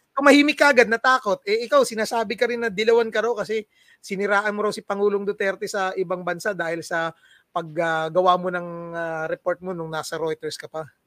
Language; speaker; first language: Filipino; non-native, local second language; Cebuano